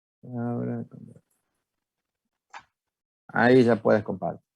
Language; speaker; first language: Spanish; native; Spanish